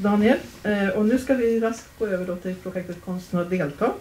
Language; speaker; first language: Swedish; native; Swedish